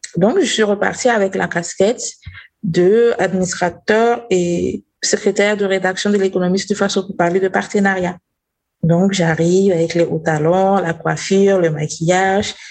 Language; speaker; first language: French; non-native, local second language; Mossi